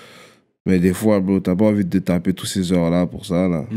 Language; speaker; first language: French; native; French